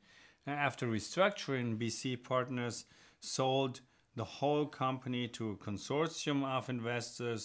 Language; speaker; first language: English; non-native, fluent; German